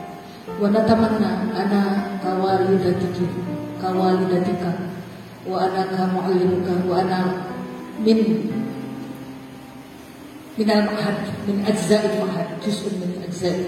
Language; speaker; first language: Arabic; non-native, fluent; Indonesian